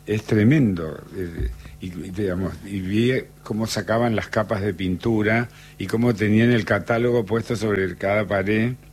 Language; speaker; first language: Spanish; native; Spanish